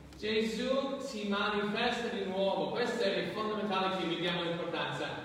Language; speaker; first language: Italian; non-native, fluent; English